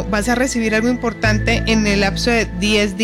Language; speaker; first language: Spanish; native; Spanish